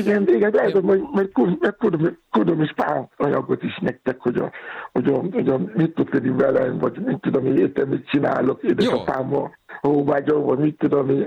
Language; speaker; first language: Hungarian; non-native, fluent; Yoruba